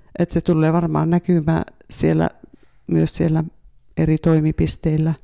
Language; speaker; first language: Finnish; native; Finnish